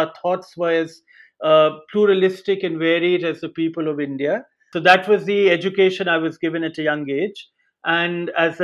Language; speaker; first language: English; non-native, local second language; Hindi